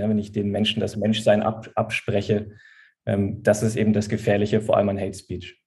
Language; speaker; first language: German; native; German